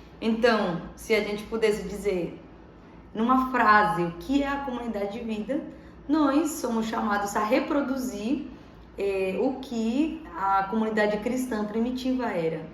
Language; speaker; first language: Portuguese; non-native, fluent; Spanish